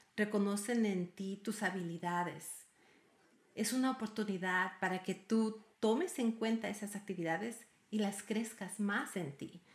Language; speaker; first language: Spanish; native; Spanish